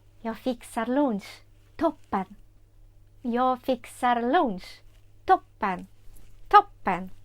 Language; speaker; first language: Swedish; non-native, fluent; Ukrainian